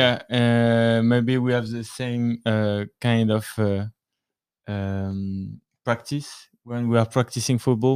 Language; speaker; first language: English; non-native, learner; French